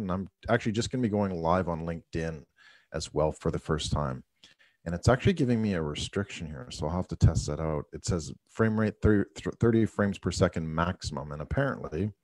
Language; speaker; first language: English; native; English